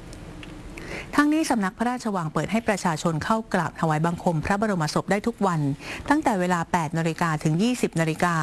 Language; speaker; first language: Thai; native; Thai